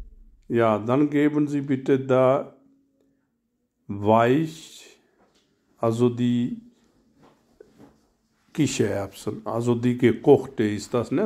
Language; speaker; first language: German; non-native, learner; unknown